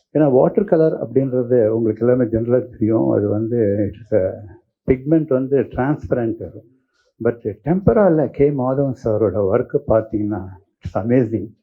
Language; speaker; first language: Tamil; native; Tamil